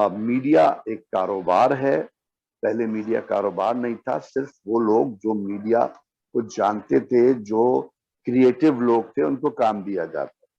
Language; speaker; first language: Urdu; non-native, local second language; Punjabi